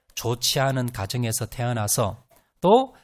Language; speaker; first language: Korean; native; Korean